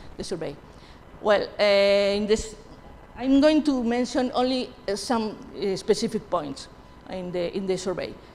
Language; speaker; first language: English; non-native, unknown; Spanish